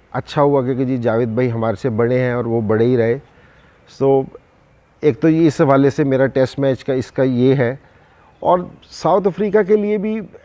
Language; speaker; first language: Urdu; non-native, local second language; Punjabi